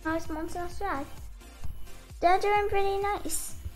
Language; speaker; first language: English; native; English